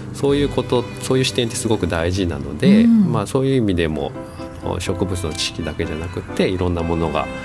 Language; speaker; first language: Japanese; native; Japanese